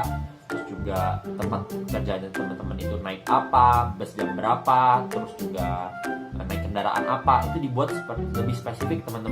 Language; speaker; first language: Indonesian; native; Indonesian